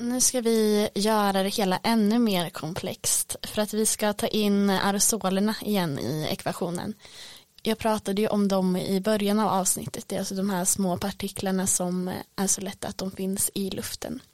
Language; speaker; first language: Swedish; native; Swedish